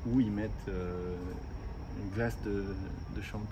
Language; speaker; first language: French; non-native, fluent; Japanese